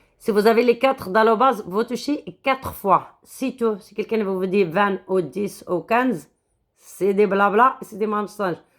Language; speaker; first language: French; non-native, local second language; Arabic